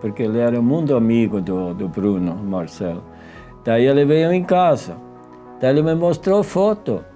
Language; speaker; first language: Portuguese; non-native, fluent; Swiss German